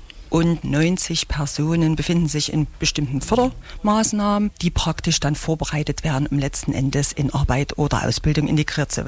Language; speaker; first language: German; native; German